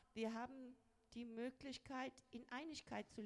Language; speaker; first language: German; non-native, fluent; Spanish